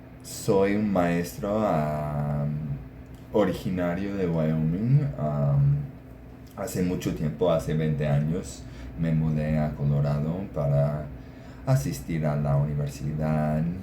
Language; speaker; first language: Spanish; non-native, fluent; English